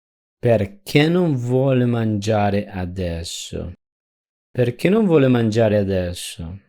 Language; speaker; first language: Italian; non-native, fluent; Spanish